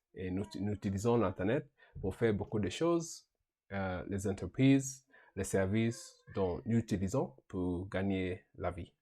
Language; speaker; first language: French; non-native, learner; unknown